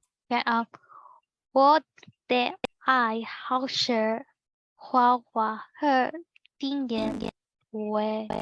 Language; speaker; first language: Chinese; non-native, learner; Filipino